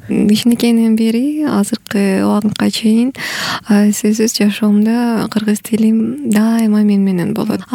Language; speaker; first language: Kyrgyz; non-native, local second language; Russian